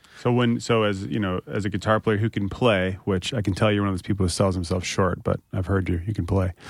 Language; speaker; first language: English; native; English